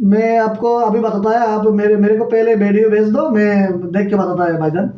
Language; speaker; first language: Hindi; non-native, fluent; Bangla